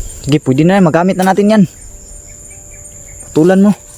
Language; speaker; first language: Filipino; non-native, local second language; Cebuano